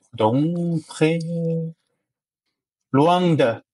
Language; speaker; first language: French; non-native, learner; Chinese